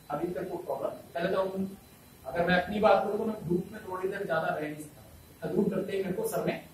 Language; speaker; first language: Hindi; non-native, local second language; Malayalam